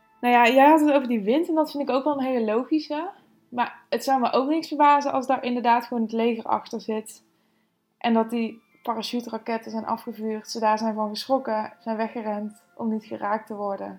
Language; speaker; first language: Dutch; native; Dutch